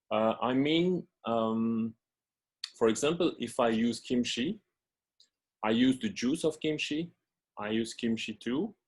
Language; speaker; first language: English; non-native, fluent; French